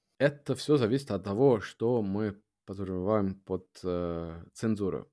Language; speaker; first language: Russian; non-native, fluent; English